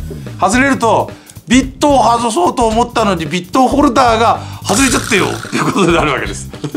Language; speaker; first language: Japanese; native; Japanese